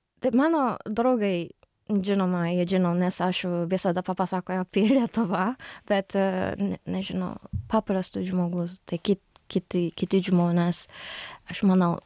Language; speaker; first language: Lithuanian; non-native, learner; Japanese